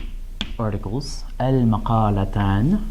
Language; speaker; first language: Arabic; non-native, fluent; English